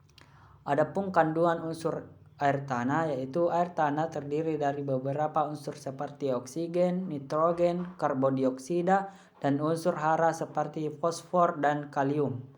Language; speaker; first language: Indonesian; native; Indonesian